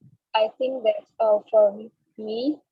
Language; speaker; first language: English; non-native, learner; Indonesian